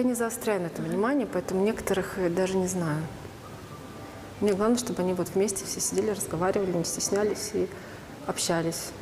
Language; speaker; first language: Russian; native; Russian